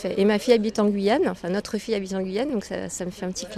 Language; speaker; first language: French; native; French